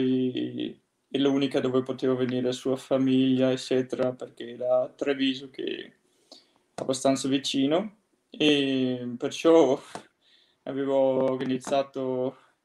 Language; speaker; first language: Italian; non-native, fluent; Danish